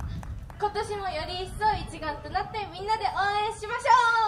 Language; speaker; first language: Japanese; native; Japanese